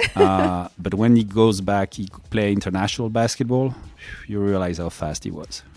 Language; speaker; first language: English; non-native, fluent; French